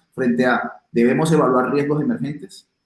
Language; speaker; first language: Spanish; native; Spanish